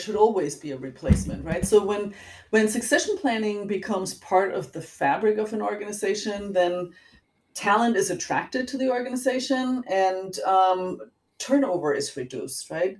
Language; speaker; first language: English; non-native, fluent; German